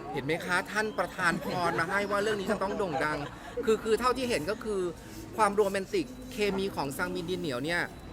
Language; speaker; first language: Thai; native; Thai